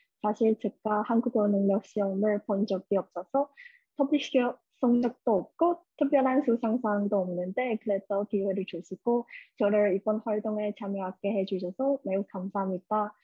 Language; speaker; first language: Korean; non-native, fluent; Chinese